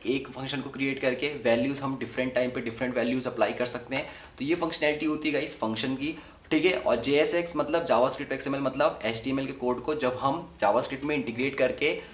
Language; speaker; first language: Hindi; native; Hindi